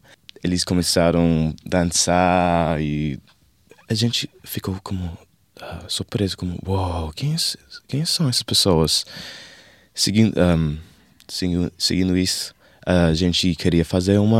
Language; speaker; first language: Portuguese; non-native, learner; English